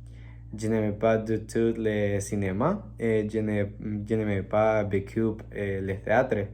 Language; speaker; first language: French; non-native, learner; Spanish